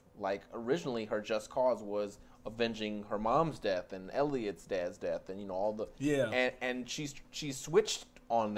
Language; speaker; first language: English; native; English